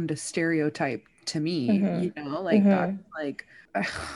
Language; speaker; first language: English; early bilingual, other home language; Spanish